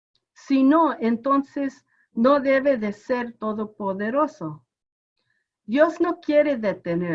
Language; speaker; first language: Spanish; non-native, fluent; English